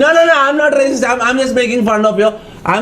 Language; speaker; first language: English; non-native, local second language; Malayalam